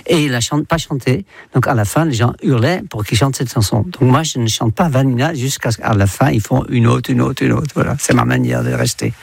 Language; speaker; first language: French; non-native, fluent; Dutch